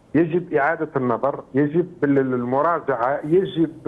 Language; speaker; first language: Arabic; native; Arabic